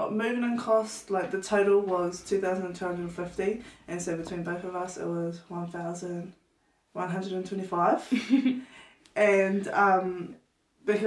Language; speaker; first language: English; native; English